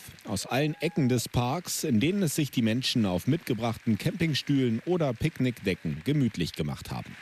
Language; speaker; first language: German; native; German